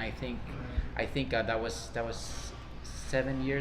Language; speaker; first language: English; non-native, local second language; Cebuano